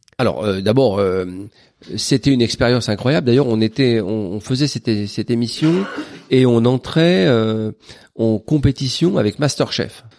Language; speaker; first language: French; native; French